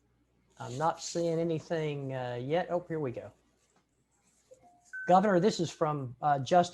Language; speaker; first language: English; native; English